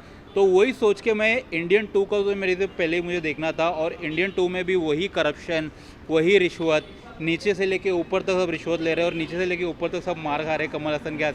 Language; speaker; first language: Hindi; native; Hindi